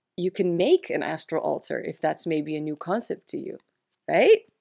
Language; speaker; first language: English; non-native, fluent; French